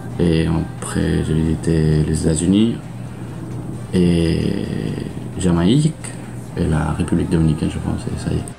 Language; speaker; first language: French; non-native, fluent; Spanish